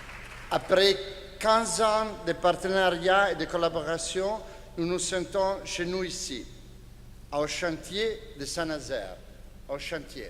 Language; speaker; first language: French; non-native, fluent; Italian